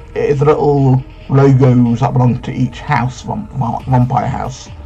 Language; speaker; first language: English; native; English